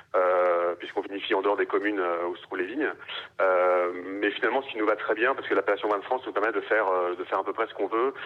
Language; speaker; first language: French; native; French